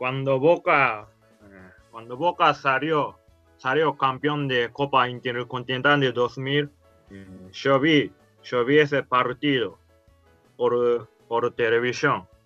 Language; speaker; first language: Spanish; non-native, learner; Japanese